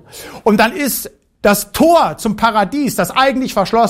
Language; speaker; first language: German; native; German